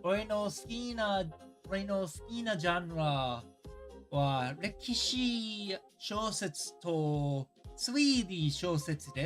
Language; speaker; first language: Japanese; non-native, learner; English